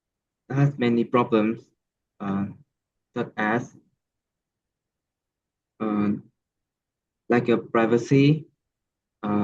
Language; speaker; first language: English; non-native, learner; Vietnamese